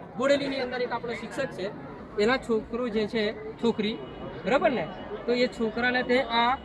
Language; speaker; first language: Gujarati; non-native, local second language; Rathawi